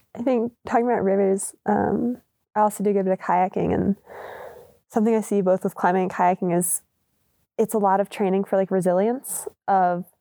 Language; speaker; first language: English; native; English